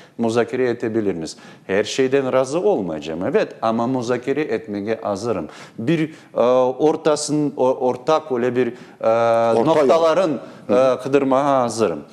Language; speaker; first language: Turkish; non-native, learner; Crimean Tatar